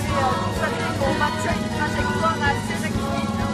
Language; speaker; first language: French; native; French